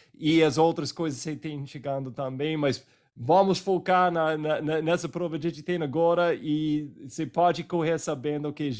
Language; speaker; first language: Portuguese; non-native, fluent; English